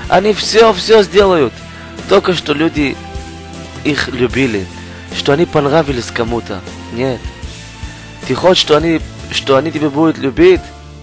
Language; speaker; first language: Russian; non-native, learner; Hebrew